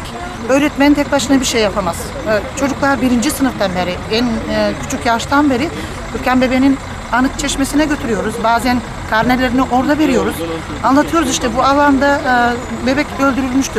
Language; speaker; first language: Turkish; early bilingual, heritage; Turkish